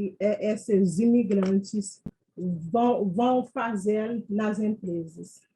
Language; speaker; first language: Portuguese; non-native, fluent; Haitian Creole